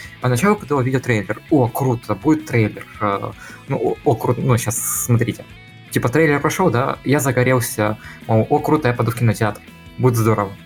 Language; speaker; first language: Russian; native; Russian